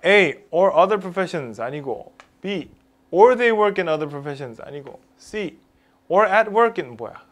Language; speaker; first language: English; non-native, fluent; Korean